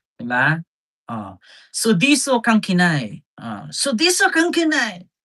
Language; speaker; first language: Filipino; non-native, local second language; Cebuano